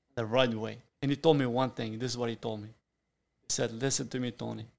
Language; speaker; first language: English; non-native, fluent; Italian